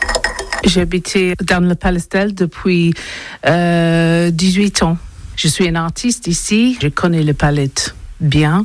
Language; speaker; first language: French; non-native, learner; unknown